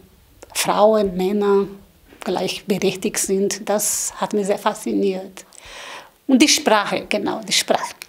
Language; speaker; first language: German; non-native, learner; Portuguese